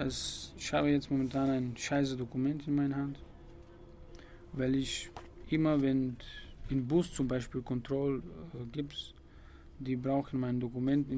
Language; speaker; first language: German; non-native, fluent; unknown